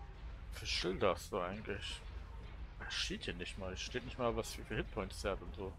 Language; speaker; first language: German; native; German